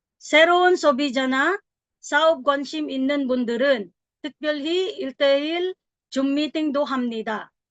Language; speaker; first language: Korean; non-native, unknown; Filipino